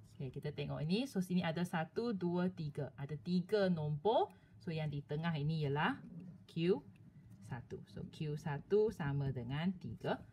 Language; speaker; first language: Malay; non-native, local second language; Chinese